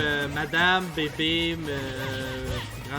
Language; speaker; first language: French; native; French